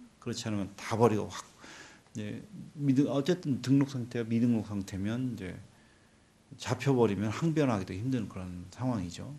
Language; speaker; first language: Korean; native; Korean